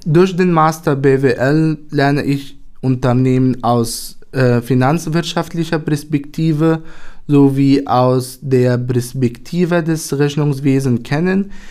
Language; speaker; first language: German; non-native, fluent; Arabic